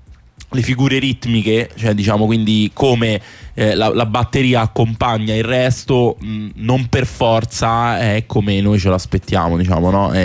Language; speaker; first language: Italian; native; Italian